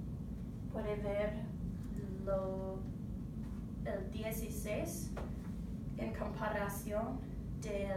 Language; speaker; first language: Spanish; non-native, learner; English